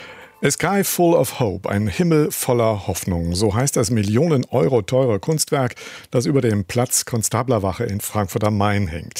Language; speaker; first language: German; native; German